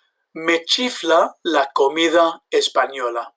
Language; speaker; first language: Spanish; non-native, fluent; English